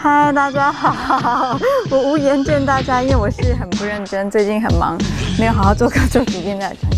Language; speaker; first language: Chinese; native; Chinese